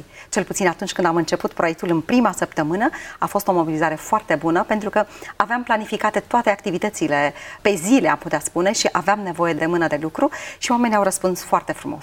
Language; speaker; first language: Romanian; native; Romanian